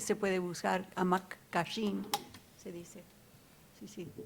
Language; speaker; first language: Spanish; non-native, local second language; English